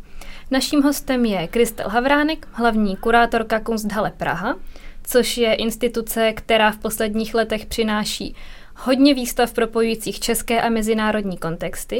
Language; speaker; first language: Czech; native; Czech